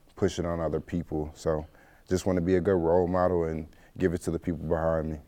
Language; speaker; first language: English; native; English